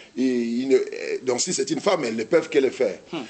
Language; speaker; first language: French; non-native, local second language; Lingala